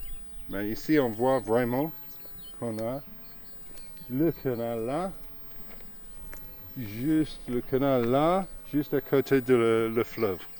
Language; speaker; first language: French; non-native, fluent; English